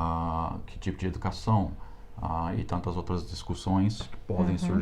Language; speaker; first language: Portuguese; non-native, fluent; English